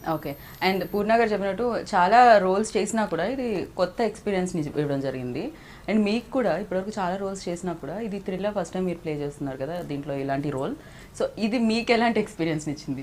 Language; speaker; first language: Telugu; native; Telugu